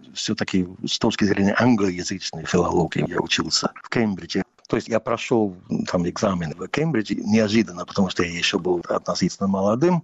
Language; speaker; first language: Russian; non-native, fluent; English